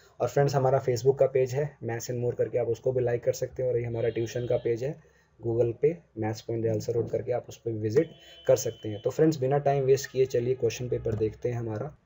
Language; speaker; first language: Hindi; native; Hindi